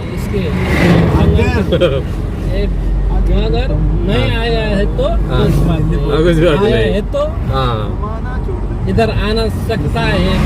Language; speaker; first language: Hindi; non-native, learner; Nepali